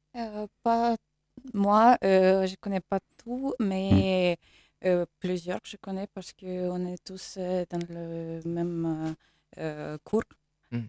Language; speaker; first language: French; non-native, learner; Russian